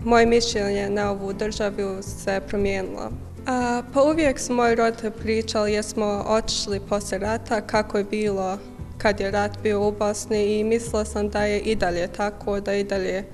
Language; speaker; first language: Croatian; early bilingual, heritage; Bosnian